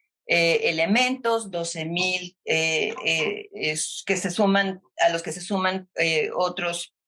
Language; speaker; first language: Spanish; native; Spanish